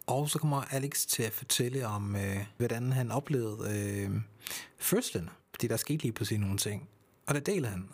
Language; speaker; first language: Danish; early bilingual, other home language; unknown